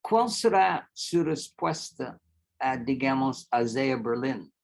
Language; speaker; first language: Spanish; non-native, fluent; English